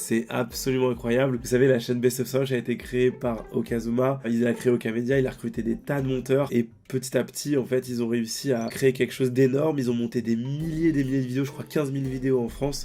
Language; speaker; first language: French; native; French